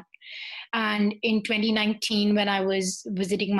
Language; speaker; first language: English; non-native, local second language; Hindi